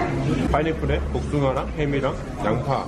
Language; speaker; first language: Korean; native; Korean